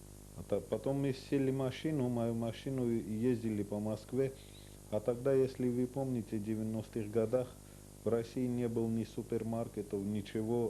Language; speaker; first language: Russian; non-native, local second language; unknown